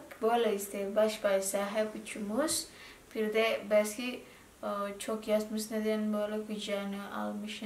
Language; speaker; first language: Turkish; non-native, learner; Indonesian